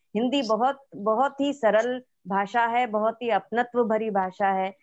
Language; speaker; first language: Hindi; non-native, local second language; Marathi